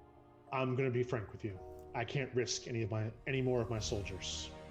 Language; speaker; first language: English; native; English